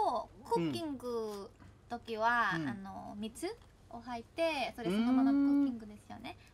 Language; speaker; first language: Japanese; non-native, learner; Thai